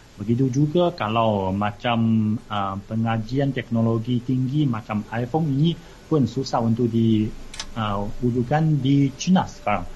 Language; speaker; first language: Malay; non-native, fluent; Chinese